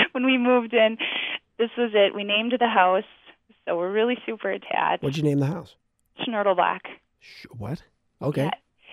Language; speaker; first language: English; native; English